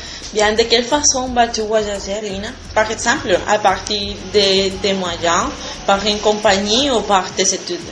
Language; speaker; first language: French; non-native, learner; Spanish